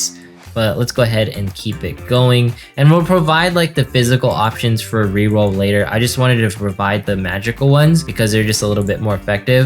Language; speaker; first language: English; native; English